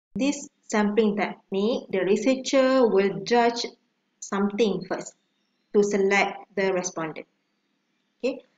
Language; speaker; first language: English; non-native, local second language; Malay